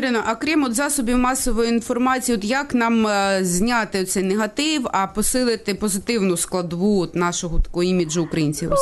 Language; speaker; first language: Ukrainian; native; Ukrainian